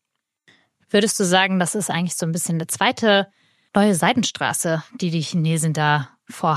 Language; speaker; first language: German; native; German